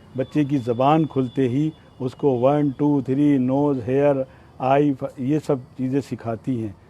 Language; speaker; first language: Urdu; native; Urdu